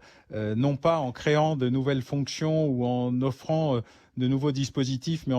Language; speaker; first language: French; native; French